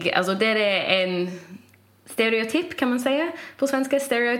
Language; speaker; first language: Swedish; non-native, fluent; English